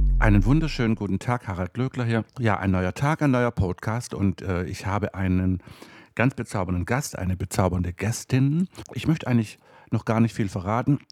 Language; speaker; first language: German; native; German